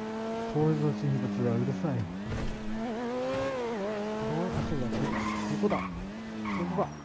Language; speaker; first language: Japanese; native; Japanese